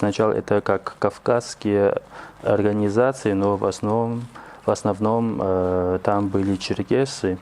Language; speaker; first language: Russian; non-native, local second language; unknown